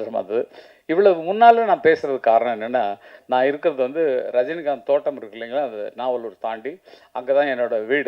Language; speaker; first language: Tamil; native; Tamil